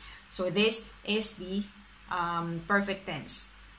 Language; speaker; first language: English; non-native, local second language; Filipino